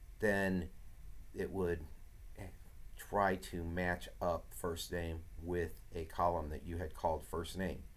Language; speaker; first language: English; native; English